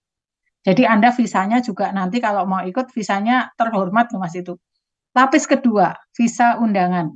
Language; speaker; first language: Indonesian; native; Indonesian